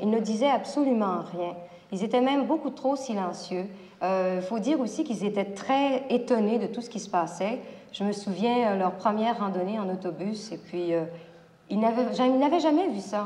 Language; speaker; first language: French; native; French